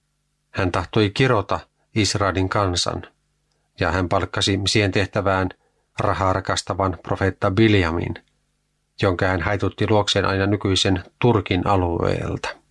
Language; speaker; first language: Finnish; native; Finnish